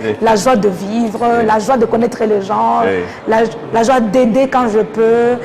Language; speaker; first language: French; non-native, local second language; Kinyarwanda